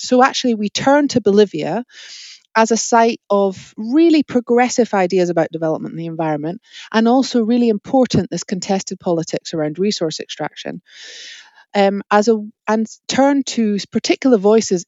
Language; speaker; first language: English; native; English